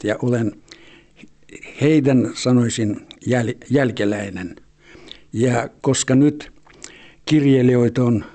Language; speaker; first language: Finnish; early bilingual, heritage; Finnish